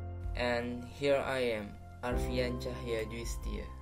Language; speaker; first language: English; non-native, learner; Indonesian